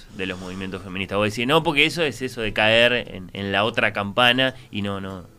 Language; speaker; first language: Spanish; native; Spanish